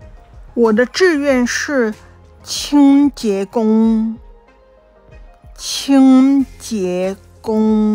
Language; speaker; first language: Chinese; non-native, local second language; Cantonese